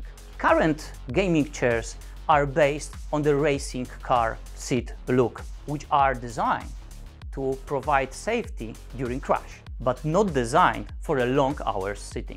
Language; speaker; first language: English; non-native, fluent; Polish